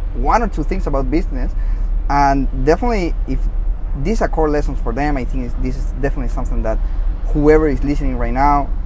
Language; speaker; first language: English; non-native, fluent; Spanish